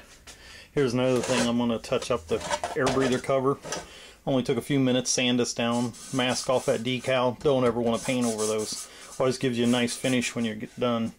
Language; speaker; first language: English; native; English